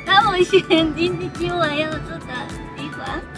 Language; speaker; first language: Chinese; non-native, learner; Japanese